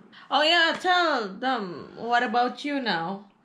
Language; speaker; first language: English; non-native, learner; Indonesian